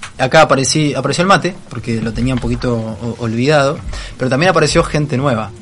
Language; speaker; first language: Spanish; native; Spanish